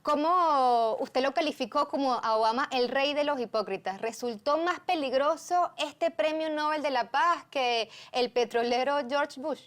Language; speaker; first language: Spanish; native; Spanish